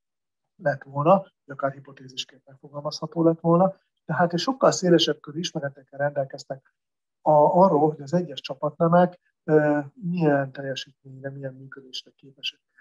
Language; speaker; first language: Hungarian; native; Hungarian